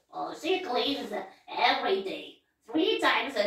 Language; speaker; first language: English; non-native, learner; Russian